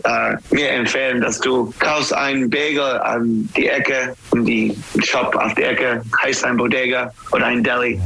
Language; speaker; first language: German; non-native, learner; English